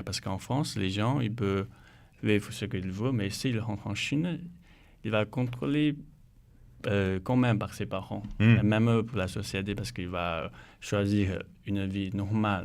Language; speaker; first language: French; non-native, learner; Chinese